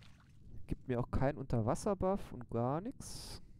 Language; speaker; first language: German; native; German